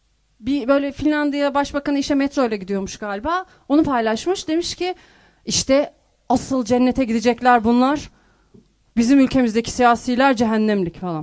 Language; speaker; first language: Turkish; native; Turkish